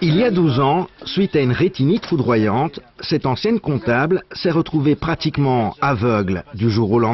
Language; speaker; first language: French; native; French